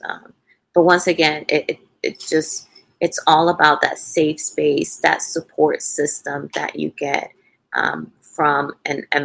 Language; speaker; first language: English; non-native, fluent; Spanish